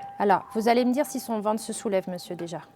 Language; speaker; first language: French; native; French